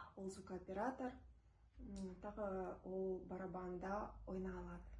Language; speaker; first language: Kazakh; non-native, local second language; Russian